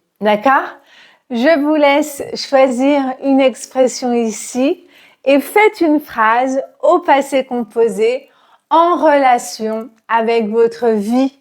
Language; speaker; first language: French; native; French